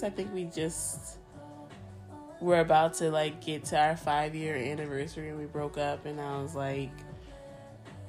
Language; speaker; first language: English; early bilingual, other home language; Spanish